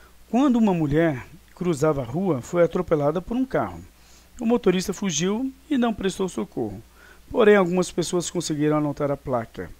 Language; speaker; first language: Portuguese; native; Portuguese